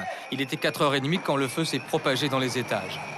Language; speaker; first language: French; native; French